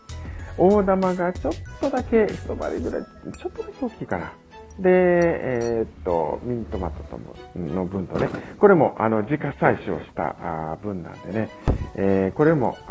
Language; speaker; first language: Japanese; native; Japanese